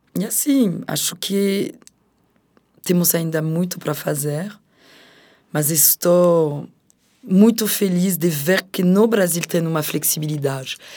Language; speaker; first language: Portuguese; non-native, fluent; French